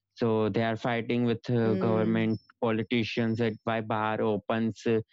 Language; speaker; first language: English; non-native, local second language; Gujarati